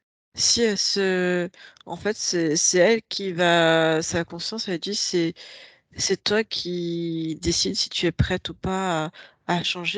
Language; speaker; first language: French; native; French